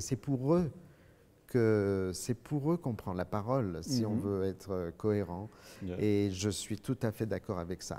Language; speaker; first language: French; native; French